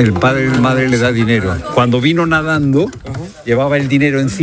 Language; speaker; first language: Spanish; native; Spanish